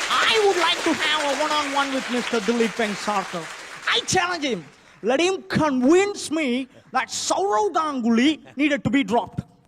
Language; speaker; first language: English; non-native, local second language; Tamil